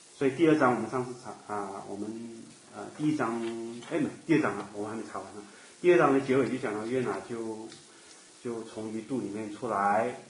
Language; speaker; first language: Chinese; native; Chinese